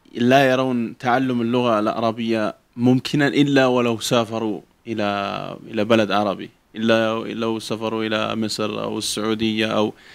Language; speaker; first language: Arabic; non-native, fluent; Spanish